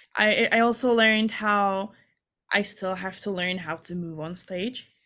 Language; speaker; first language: English; non-native, fluent; Hungarian